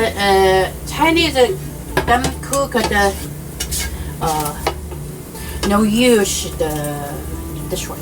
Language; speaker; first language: English; non-native, learner; Chinese